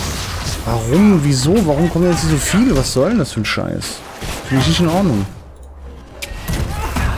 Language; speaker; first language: German; native; German